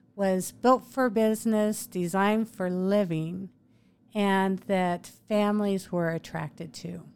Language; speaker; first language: English; native; English